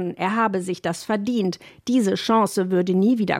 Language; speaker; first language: German; native; German